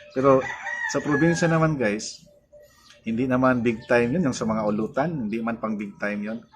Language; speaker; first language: Filipino; non-native, local second language; Cebuano